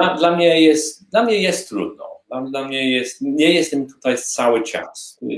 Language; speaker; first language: Polish; non-native, learner; English